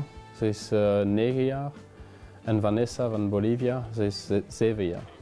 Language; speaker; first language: Dutch; non-native, local second language; French